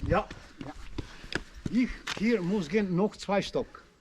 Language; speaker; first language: German; non-native, learner; Albanian